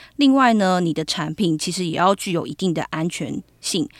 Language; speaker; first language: Chinese; native; Chinese